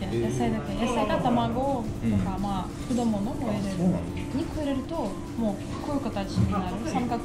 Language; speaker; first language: Japanese; non-native, fluent; Russian